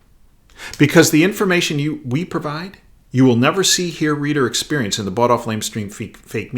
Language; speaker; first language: English; native; English